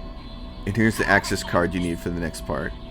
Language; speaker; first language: English; native; English